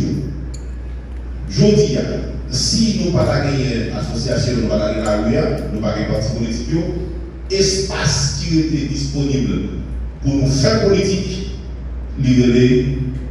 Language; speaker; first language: French; non-native, local second language; Haitian Creole